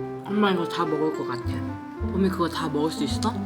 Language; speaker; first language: Korean; early bilingual, heritage; Korean